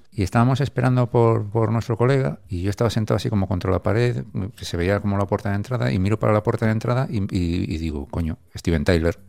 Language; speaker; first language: Spanish; native; Spanish